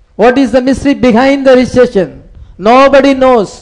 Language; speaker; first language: English; non-native, local second language; Tamil